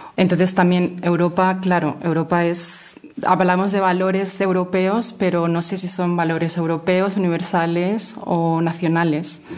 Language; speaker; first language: Spanish; native; Spanish